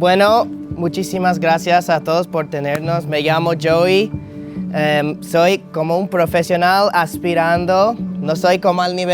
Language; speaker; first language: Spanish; non-native, learner; English